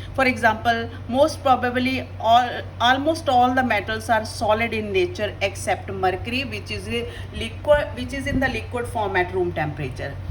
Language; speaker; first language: English; non-native, local second language; Punjabi